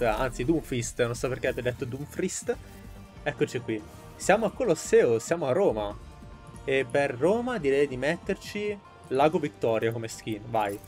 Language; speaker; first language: Italian; native; Italian